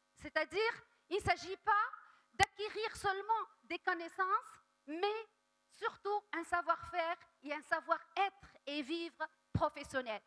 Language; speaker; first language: French; non-native, local second language; Arabic